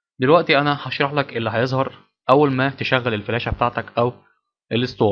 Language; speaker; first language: Arabic; native; Arabic